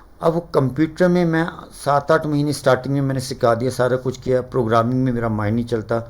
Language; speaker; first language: Urdu; native; Urdu